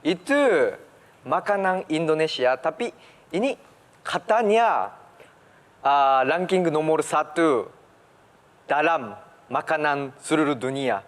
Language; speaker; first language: Indonesian; early bilingual, heritage; Japanese